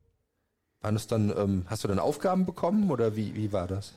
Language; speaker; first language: German; native; German